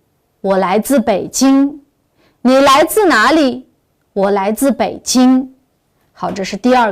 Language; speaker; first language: Chinese; non-native, local second language; Uyghur